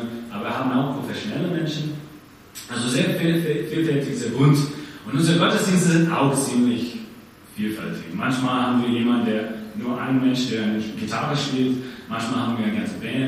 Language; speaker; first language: German; non-native, fluent; English